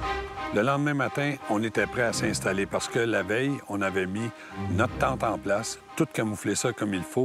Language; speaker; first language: French; native; French